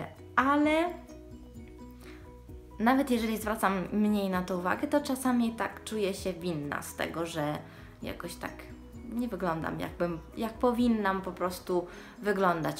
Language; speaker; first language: Polish; early bilingual, heritage; Polish